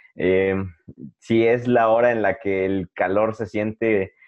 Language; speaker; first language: Spanish; native; Spanish